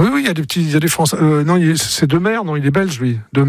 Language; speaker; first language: French; native; French